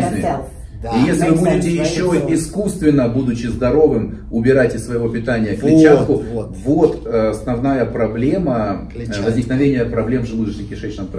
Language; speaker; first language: Russian; native; Russian